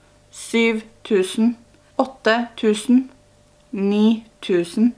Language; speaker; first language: Norwegian; early bilingual, heritage; Norwegian